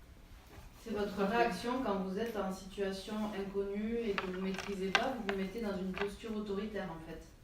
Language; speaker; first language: French; native; French